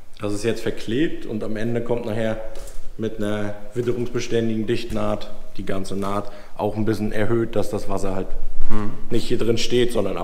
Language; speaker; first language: German; native; German